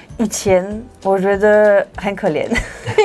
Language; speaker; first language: Chinese; non-native, fluent; French